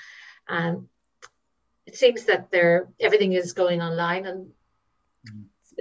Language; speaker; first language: English; native; English